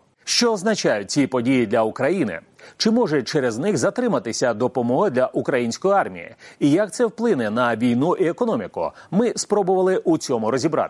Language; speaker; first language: Ukrainian; native; Ukrainian